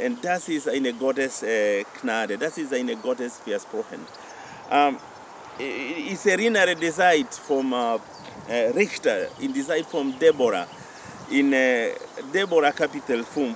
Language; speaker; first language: German; non-native, learner; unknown